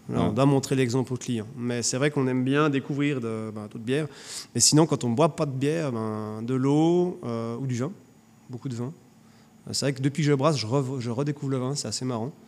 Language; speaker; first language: French; native; French